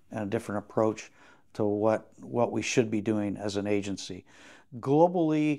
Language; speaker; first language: English; native; English